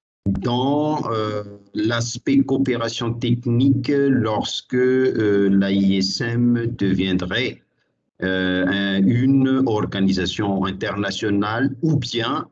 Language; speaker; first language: French; non-native, local second language; Malagasy